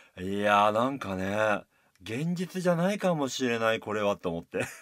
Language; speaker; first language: Japanese; native; Japanese